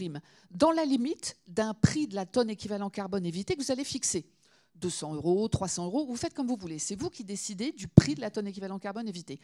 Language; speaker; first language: French; native; French